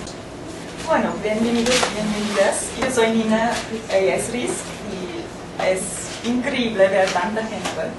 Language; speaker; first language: Spanish; non-native, fluent; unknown